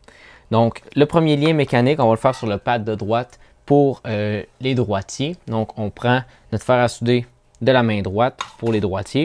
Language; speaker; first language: French; native; French